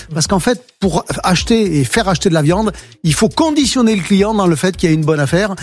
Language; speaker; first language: French; native; French